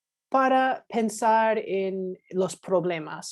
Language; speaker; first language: Spanish; non-native, fluent; English